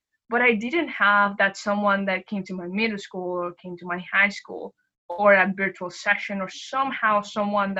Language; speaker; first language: English; non-native, fluent; Spanish